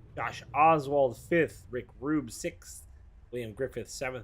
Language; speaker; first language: English; native; English